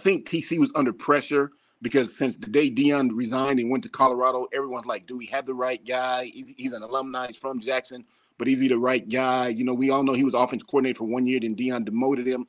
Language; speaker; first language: English; native; English